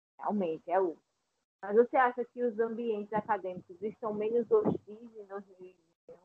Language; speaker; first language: Portuguese; native; Portuguese